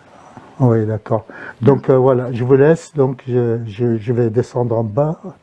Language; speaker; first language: French; non-native, fluent; Arabic